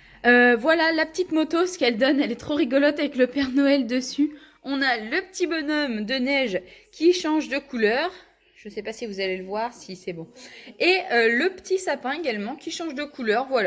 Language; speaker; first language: French; native; French